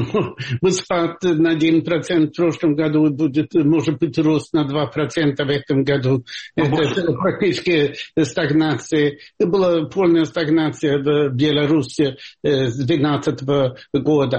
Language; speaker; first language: Russian; non-native, fluent; Swedish